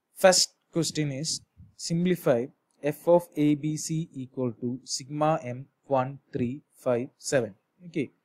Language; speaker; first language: English; non-native, local second language; Malayalam